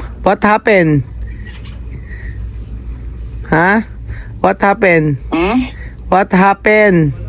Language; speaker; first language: English; non-native, learner; Filipino